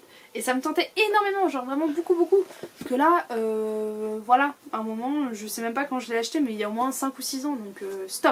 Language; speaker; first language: French; native; French